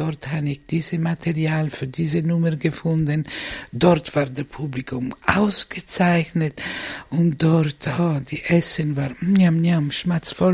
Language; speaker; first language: German; non-native, fluent; Italian